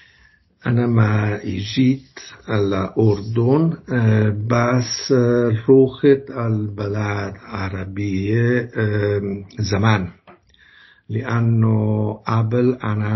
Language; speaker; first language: Arabic; non-native, learner; Italian